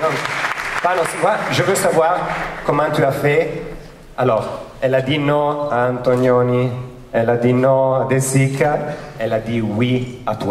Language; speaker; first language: French; non-native, fluent; Italian